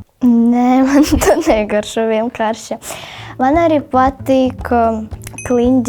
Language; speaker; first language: Latvian; non-native, learner; Ukrainian